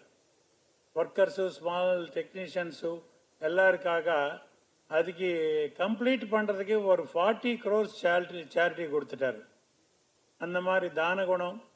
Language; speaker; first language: Tamil; non-native, learner; Telugu